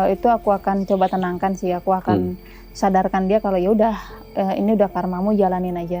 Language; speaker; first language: Indonesian; native; Indonesian